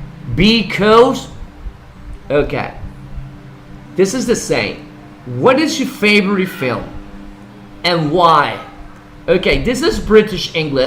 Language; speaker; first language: English; non-native, fluent; Spanish